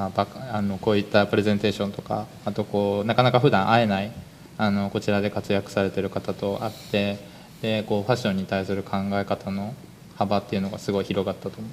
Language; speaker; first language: Japanese; native; Japanese